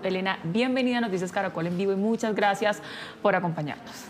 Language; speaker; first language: Spanish; native; Spanish